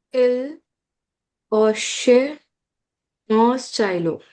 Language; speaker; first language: French; non-native, learner; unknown